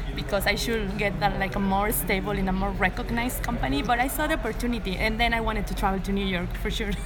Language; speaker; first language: English; non-native, fluent; Spanish